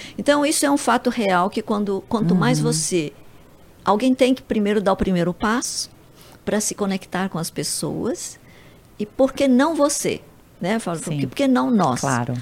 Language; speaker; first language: Portuguese; early bilingual, other home language; Japanese